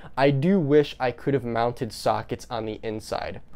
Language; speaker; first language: English; native; English